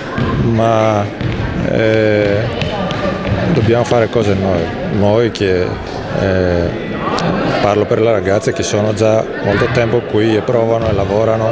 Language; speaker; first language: Italian; non-native, fluent; Greek